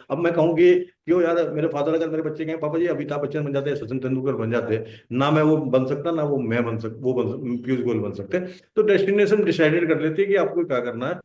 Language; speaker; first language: Hindi; native; Hindi